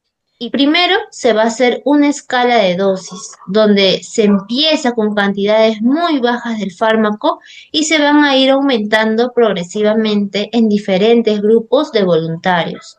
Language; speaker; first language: Spanish; native; Spanish